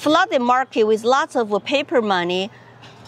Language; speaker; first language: English; non-native, fluent; Chinese